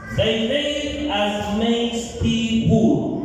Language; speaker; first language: English; non-native, local second language; Swahili